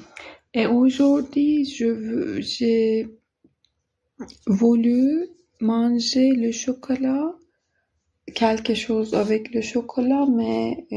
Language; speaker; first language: French; non-native, learner; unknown